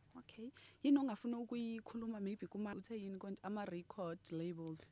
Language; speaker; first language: Zulu; non-native, local second language; Xhosa